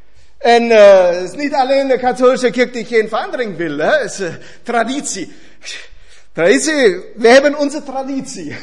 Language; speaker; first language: Dutch; non-native, fluent; German